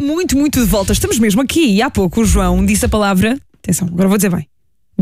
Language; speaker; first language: Portuguese; native; Portuguese